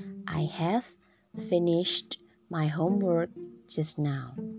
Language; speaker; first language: English; non-native, fluent; Indonesian